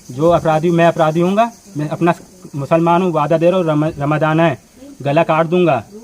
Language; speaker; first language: Hindi; native; Hindi